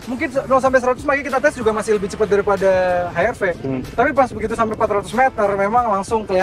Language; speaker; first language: Indonesian; native; Indonesian